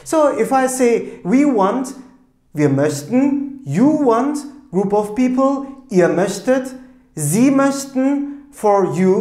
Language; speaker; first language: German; non-native, fluent; Turkish